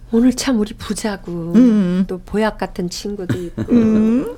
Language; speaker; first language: Korean; native; Korean